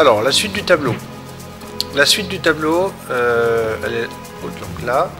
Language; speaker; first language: French; native; French